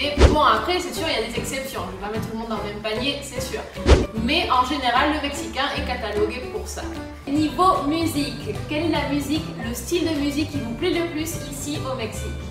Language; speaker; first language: French; native; French